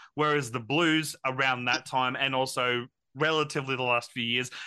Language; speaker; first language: English; native; English